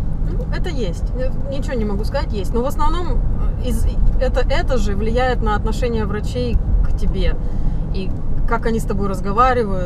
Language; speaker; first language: Russian; native; Russian